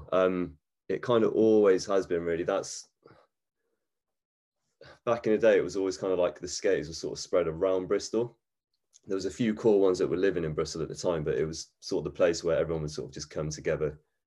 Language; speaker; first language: English; native; English